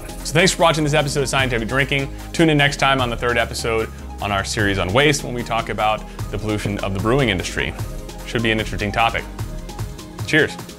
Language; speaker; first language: English; native; English